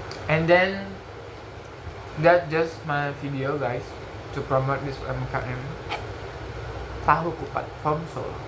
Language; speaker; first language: English; non-native, learner; Indonesian